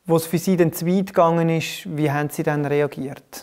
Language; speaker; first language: German; native; German